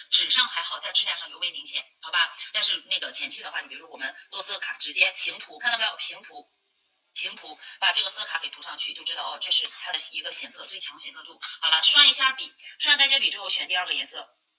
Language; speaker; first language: Chinese; native; Chinese